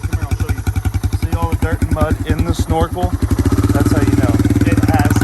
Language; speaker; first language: English; native; English